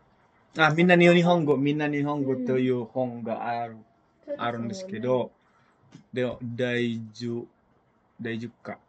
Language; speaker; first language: Japanese; non-native, fluent; Indonesian